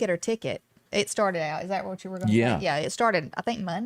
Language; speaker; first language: English; native; English